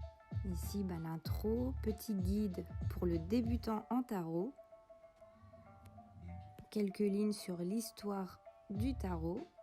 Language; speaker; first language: French; native; French